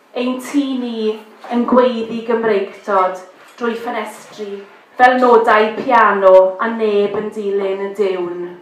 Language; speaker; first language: Welsh; native; Welsh